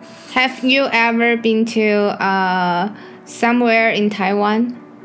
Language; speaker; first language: English; non-native, learner; Chinese